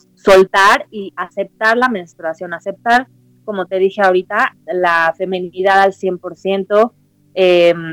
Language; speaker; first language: Spanish; native; Spanish